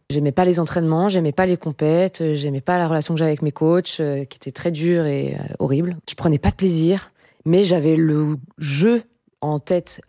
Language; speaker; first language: French; native; French